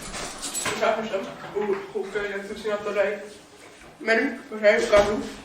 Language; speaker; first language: Czech; native; Czech